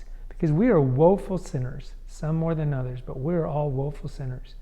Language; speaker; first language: English; native; English